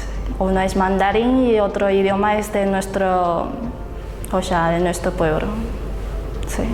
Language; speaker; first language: Spanish; non-native, learner; Chinese